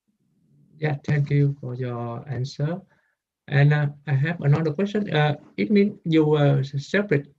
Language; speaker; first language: English; non-native, learner; Vietnamese